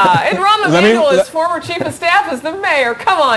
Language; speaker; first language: English; native; English